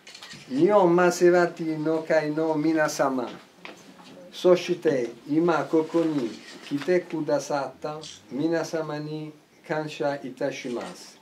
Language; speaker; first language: Japanese; non-native, learner; Italian